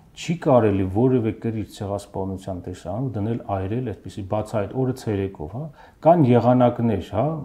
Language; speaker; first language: Armenian; native; Armenian